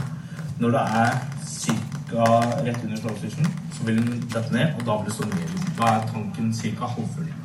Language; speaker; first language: Norwegian; native; Norwegian